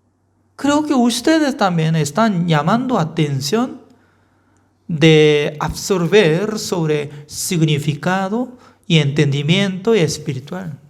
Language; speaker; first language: Spanish; non-native, learner; Korean